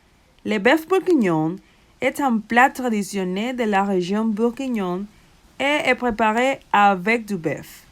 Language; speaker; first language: French; non-native, learner; Spanish